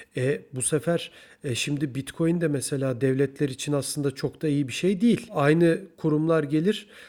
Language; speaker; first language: Turkish; native; Turkish